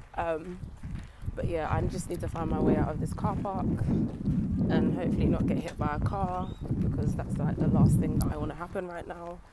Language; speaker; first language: English; native; English